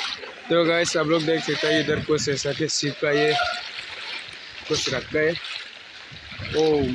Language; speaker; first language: Hindi; non-native, local second language; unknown